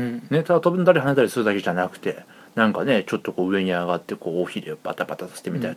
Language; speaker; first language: Japanese; native; Japanese